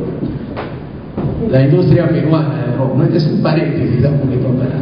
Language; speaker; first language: Spanish; native; Spanish